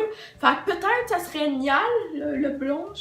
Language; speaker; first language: French; native; French